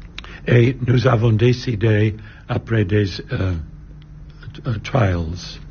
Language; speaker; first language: French; non-native, learner; English